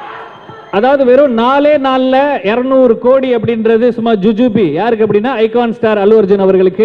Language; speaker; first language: Tamil; native; Tamil